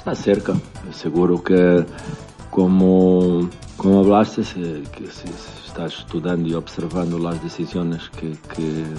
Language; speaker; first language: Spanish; non-native, learner; Portuguese